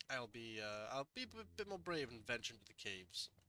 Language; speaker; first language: English; native; English